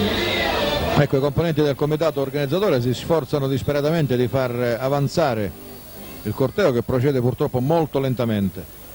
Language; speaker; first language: Italian; native; Italian